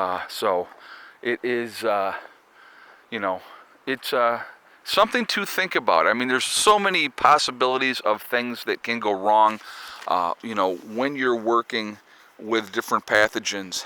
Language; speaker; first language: English; native; English